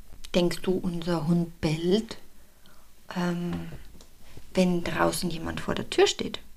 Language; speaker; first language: German; native; German